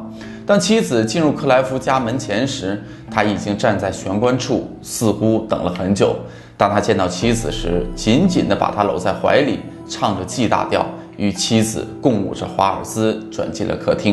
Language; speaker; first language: Chinese; native; Chinese